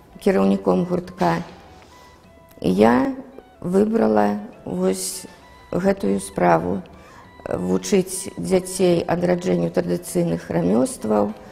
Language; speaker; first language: Belarusian; native; Belarusian